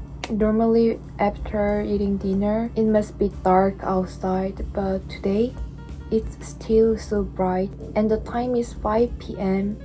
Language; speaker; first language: English; non-native, learner; Korean